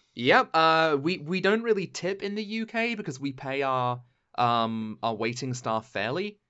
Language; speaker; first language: English; native; English